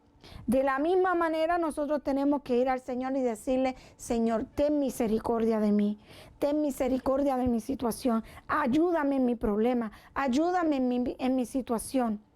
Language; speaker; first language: Spanish; native; Spanish